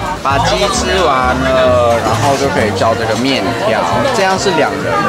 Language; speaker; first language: Chinese; native; Chinese